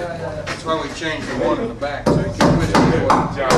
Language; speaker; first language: English; native; English